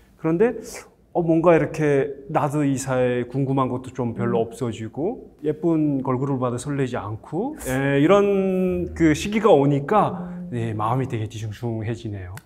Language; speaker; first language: Korean; native; Korean